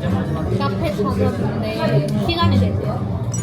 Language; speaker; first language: Korean; non-native, fluent; Hindi